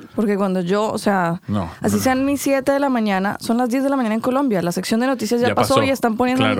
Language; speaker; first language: Spanish; native; Spanish